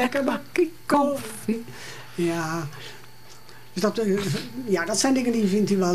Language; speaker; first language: Dutch; native; Dutch